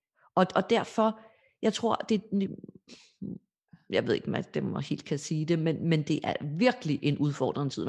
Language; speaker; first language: Danish; native; Danish